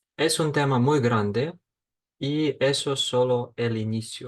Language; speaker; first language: Spanish; non-native, fluent; Ukrainian